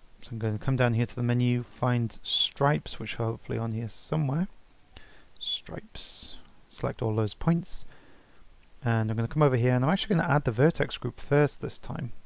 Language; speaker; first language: English; native; English